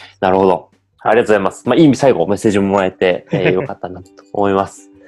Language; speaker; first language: Japanese; native; Japanese